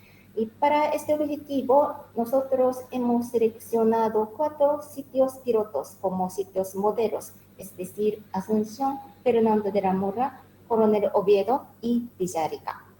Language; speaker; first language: Spanish; non-native, learner; Japanese